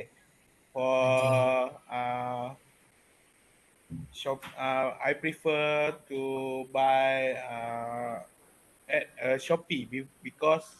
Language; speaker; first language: English; non-native, learner; Malay